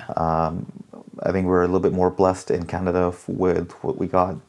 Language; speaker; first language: English; early bilingual, other home language; Hindi